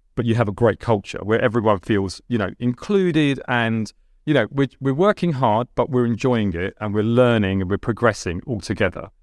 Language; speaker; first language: English; early bilingual, other home language; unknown